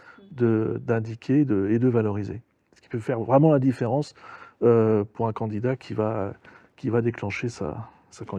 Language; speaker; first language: French; native; French